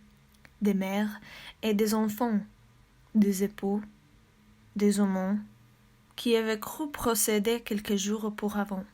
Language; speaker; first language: French; non-native, learner; Slovenian